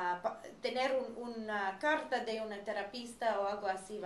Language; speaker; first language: Spanish; non-native, fluent; English